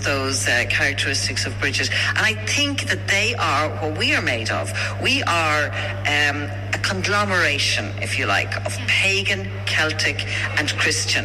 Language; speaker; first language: English; native; English